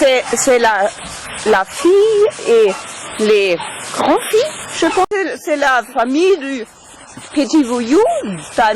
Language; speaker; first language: French; non-native, learner; German